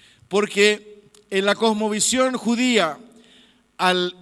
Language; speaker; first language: Spanish; native; Spanish